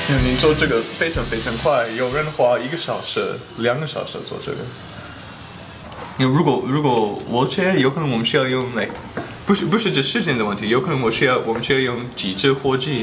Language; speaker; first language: Chinese; non-native, fluent; English